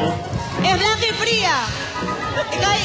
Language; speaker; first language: Spanish; native; Spanish